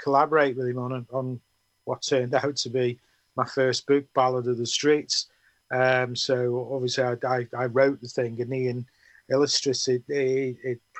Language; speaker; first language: English; native; English